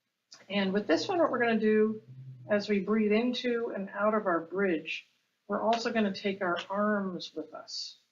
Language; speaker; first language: English; native; English